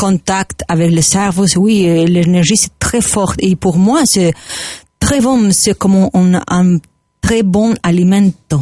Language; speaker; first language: French; non-native, learner; Spanish